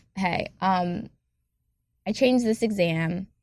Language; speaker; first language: English; native; English